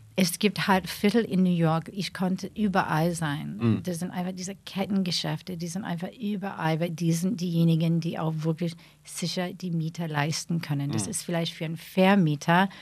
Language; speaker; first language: German; non-native, fluent; English